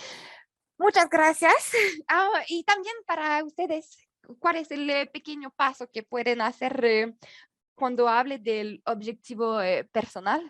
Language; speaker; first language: Spanish; non-native, learner; French